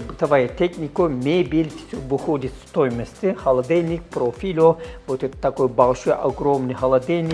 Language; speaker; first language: Russian; non-native, learner; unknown